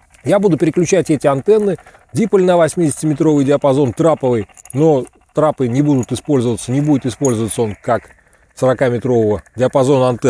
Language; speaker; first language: Russian; native; Russian